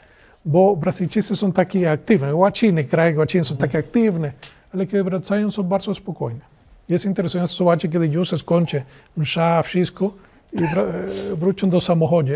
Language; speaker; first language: Polish; non-native, learner; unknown